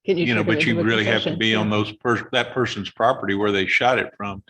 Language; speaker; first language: English; native; English